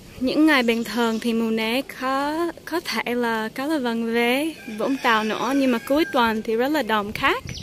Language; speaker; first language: Vietnamese; native; Vietnamese